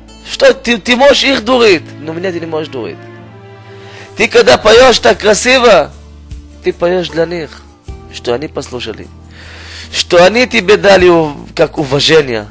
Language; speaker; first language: Russian; non-native, learner; Hebrew